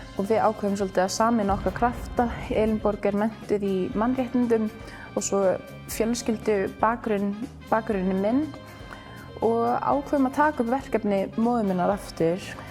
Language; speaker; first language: Icelandic; early bilingual, other home language; English